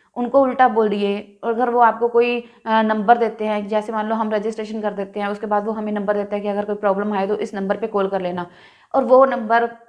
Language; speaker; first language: Hindi; non-native, local second language; Punjabi